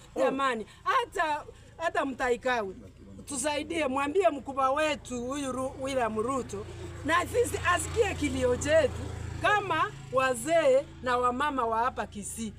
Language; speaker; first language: Swahili; non-native, local second language; Gusii